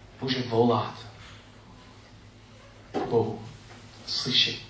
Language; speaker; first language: Czech; non-native, learner; English